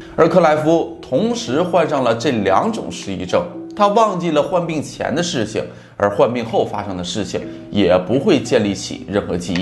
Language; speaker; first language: Chinese; native; Chinese